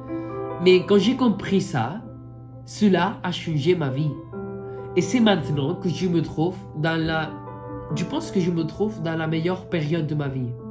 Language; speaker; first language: French; non-native, fluent; Spanish